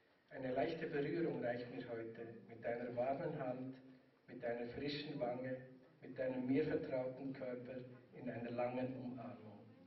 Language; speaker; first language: German; native; German